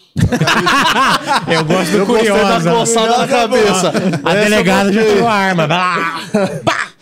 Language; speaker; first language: Portuguese; native; Portuguese